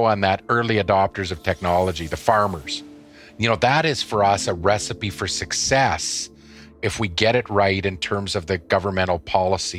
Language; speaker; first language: English; native; English